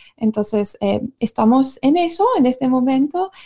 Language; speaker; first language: Spanish; non-native, fluent; English